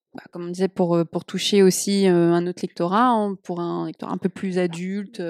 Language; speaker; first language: French; native; French